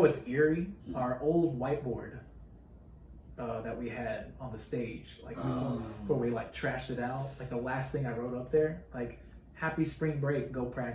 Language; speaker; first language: English; native; English